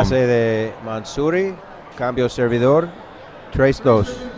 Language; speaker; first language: Spanish; non-native, learner; English